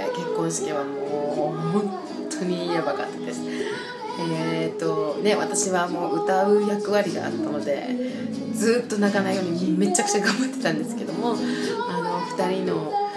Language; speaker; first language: Japanese; early bilingual, heritage; Japanese